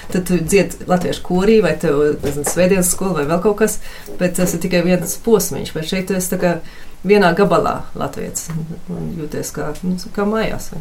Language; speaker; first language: Latvian; early bilingual, heritage; Latvian